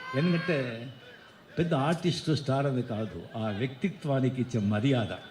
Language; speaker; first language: Telugu; non-native, fluent; Marathi